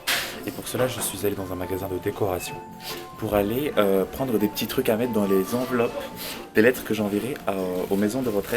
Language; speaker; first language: French; native; French